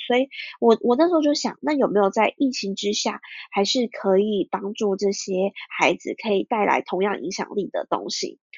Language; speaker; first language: Chinese; early bilingual, heritage; Chinese